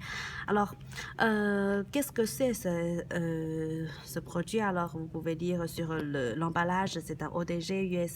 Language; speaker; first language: French; non-native, learner; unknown